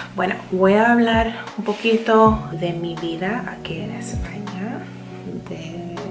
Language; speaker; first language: Spanish; non-native, learner; English